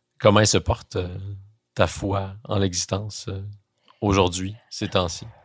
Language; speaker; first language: French; native; French